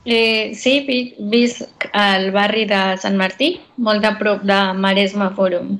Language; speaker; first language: Catalan; non-native, fluent; Spanish